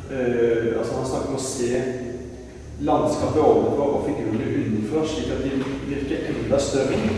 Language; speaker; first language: Norwegian; native; Norwegian